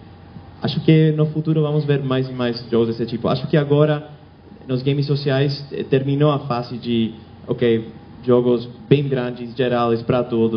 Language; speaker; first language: Portuguese; non-native, fluent; Spanish